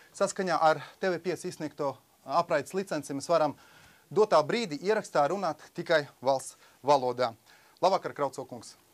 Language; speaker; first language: Latvian; non-native, local second language; Russian